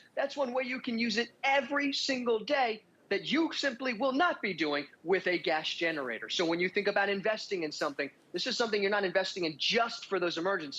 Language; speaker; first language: English; native; English